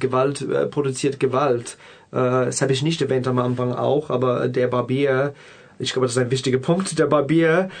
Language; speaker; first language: German; non-native, fluent; English